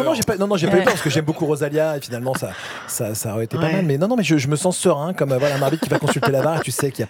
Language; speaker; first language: French; native; French